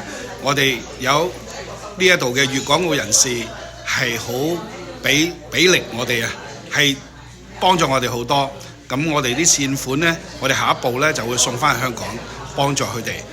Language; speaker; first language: Cantonese; native; Cantonese